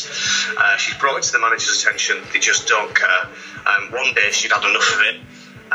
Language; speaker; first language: English; native; English